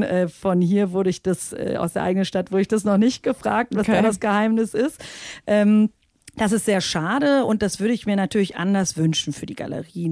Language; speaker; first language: German; native; German